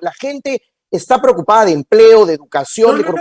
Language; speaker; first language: Spanish; native; Spanish